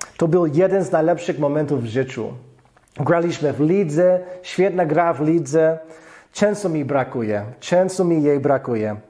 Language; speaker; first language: Polish; non-native, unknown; English